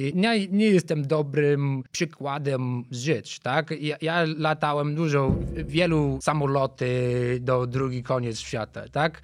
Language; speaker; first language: Polish; non-native, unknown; English